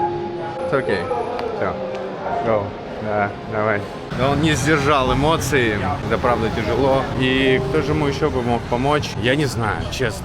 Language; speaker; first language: Russian; native; Russian